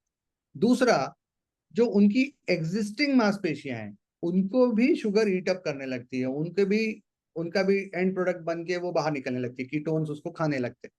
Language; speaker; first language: Hindi; native; Hindi